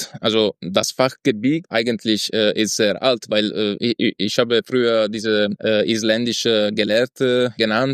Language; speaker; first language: German; non-native, fluent; Italian